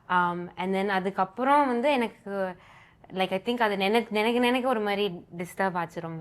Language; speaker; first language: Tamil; early bilingual, heritage; Tamil